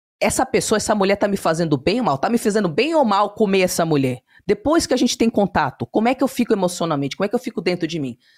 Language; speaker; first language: Portuguese; early bilingual, heritage; Portuguese